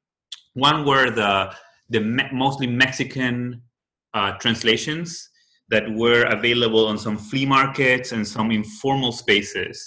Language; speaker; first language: English; non-native, fluent; Spanish